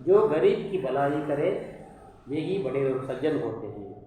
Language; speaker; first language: Hindi; non-native, local second language; Tamil